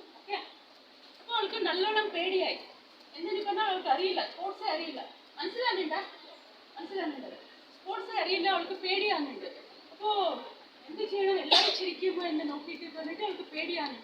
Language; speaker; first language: Malayalam; non-native, learner; Kannada